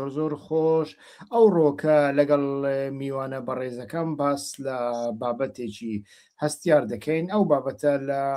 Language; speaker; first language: Central Kurdish; native; Central Kurdish